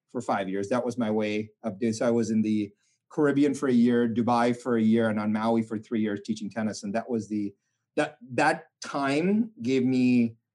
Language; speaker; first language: English; non-native, local second language; Tamil